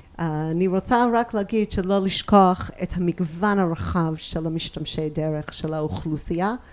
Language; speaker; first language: Hebrew; non-native, fluent; English